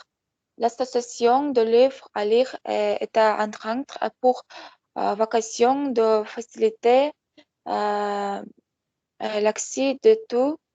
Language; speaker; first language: French; non-native, learner; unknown